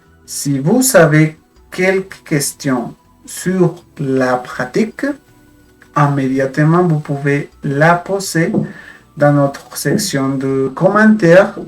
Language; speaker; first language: French; non-native, fluent; Spanish